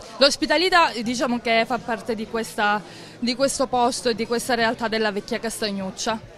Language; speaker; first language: Italian; native; Italian